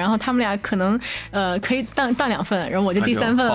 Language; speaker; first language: Chinese; native; Chinese